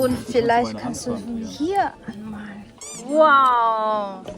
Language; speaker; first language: German; non-native, fluent; Korean